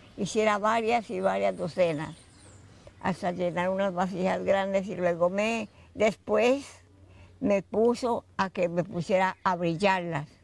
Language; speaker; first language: Spanish; native; Spanish